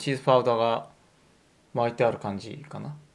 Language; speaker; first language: Japanese; non-native, fluent; Korean